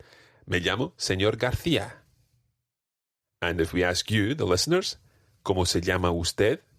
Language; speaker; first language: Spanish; non-native, fluent; English